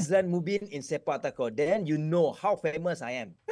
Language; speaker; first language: English; non-native, local second language; Malay